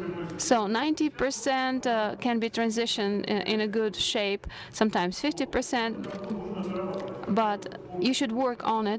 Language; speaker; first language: English; non-native, fluent; Russian